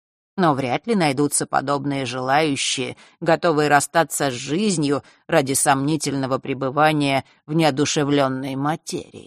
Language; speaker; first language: Russian; native; Russian